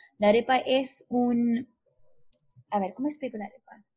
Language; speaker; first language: Spanish; native; Spanish